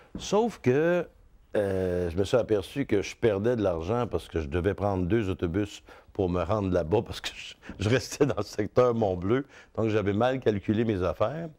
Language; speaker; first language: French; native; French